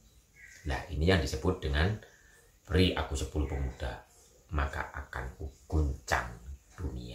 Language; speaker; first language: Indonesian; native; Indonesian